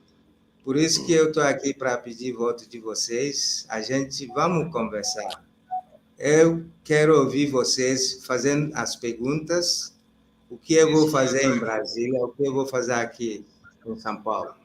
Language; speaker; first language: Portuguese; non-native, fluent; Igbo